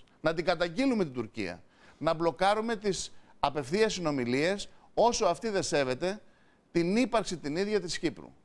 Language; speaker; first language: Greek; native; Greek